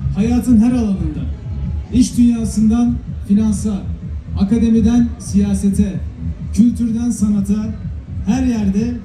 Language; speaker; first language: Turkish; native; Turkish